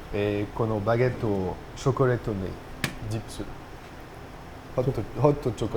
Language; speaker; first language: Japanese; non-native, learner; French